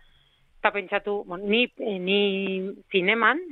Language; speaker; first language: Basque; non-native, local second language; Spanish